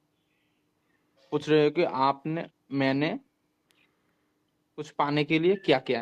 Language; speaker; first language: Hindi; non-native, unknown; Bangla